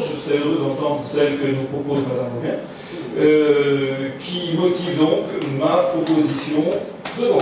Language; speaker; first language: French; native; French